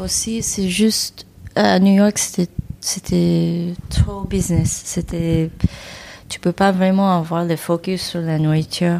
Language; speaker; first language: French; non-native, fluent; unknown